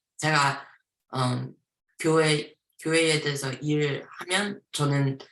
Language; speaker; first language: Korean; early bilingual, heritage; Korean